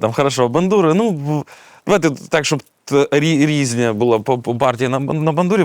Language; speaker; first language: Ukrainian; native; Ukrainian